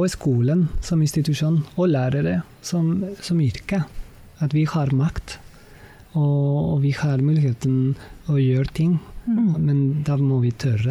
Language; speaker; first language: Norwegian; non-native, fluent; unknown